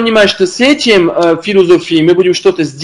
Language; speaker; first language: Russian; non-native, learner; French